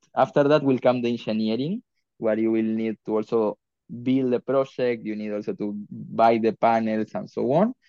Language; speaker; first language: English; non-native, fluent; Spanish